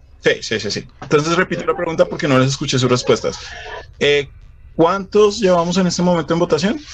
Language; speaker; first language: Spanish; native; Spanish